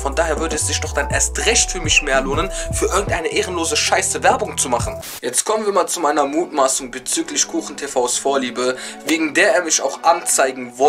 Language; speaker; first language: German; native; German